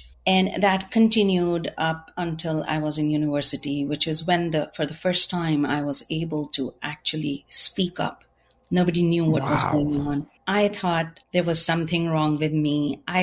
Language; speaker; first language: English; non-native, local second language; Hindi